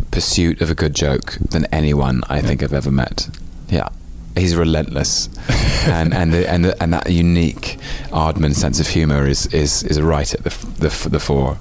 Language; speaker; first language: English; native; English